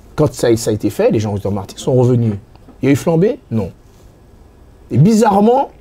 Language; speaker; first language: French; native; French